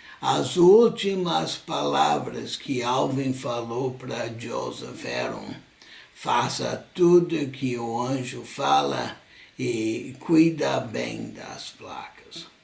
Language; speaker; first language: Portuguese; non-native, fluent; English